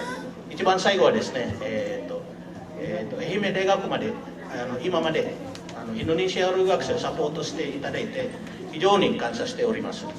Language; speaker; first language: Japanese; non-native, learner; Indonesian